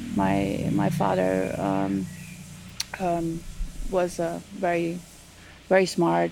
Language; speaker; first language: English; non-native, fluent; German